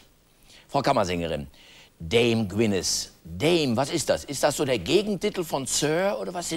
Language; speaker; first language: German; native; German